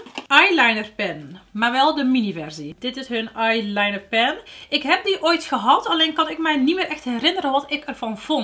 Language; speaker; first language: Dutch; native; Dutch